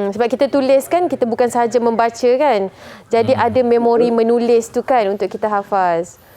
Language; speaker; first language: Malay; native; Malay